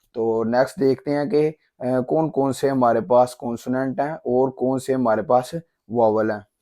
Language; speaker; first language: Urdu; non-native, local second language; Punjabi